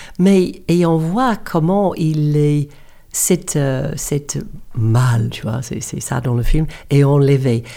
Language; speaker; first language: French; non-native, fluent; English